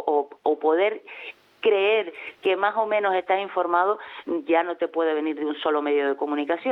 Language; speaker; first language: Spanish; native; Spanish